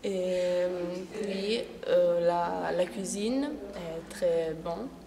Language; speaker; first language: French; non-native, learner; Italian